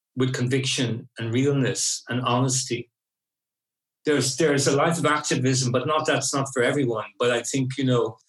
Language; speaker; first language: English; native; English